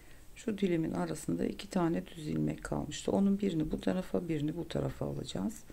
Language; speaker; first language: Turkish; native; Turkish